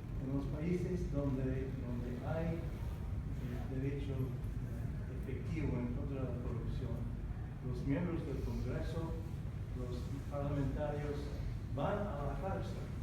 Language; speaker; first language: Spanish; non-native, fluent; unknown